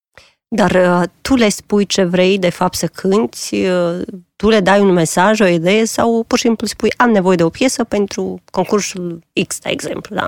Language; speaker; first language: Romanian; native; Romanian